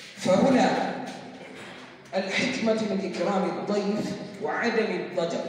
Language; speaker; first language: Arabic; non-native, learner; Hausa